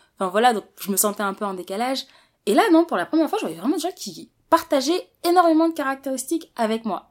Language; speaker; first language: French; early bilingual, other home language; Wolof